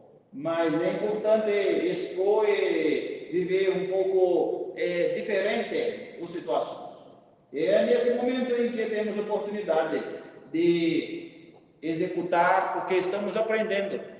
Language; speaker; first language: Portuguese; non-native, fluent; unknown